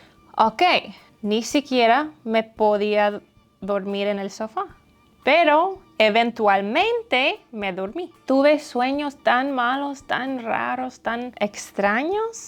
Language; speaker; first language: Spanish; non-native, learner; English